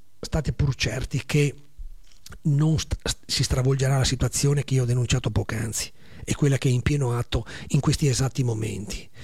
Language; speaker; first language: Italian; native; Italian